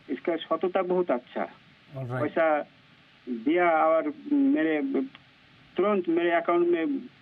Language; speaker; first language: Hindi; non-native, local second language; Bangla